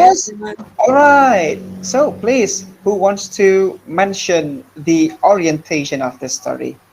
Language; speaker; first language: English; non-native, fluent; Indonesian